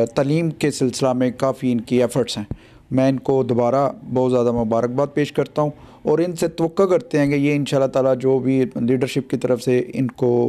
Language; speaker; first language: Urdu; non-native, local second language; Punjabi